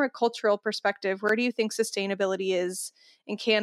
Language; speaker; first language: English; native; English